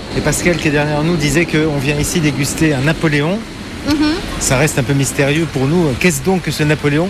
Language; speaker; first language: French; native; French